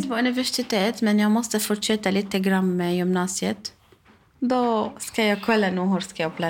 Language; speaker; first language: Swedish; non-native, learner; Arabic